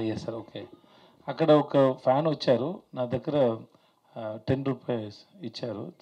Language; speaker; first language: Telugu; non-native, learner; Tamil